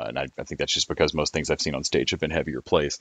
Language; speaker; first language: English; native; English